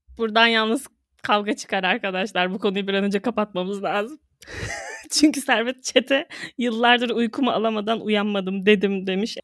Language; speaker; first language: Turkish; native; Turkish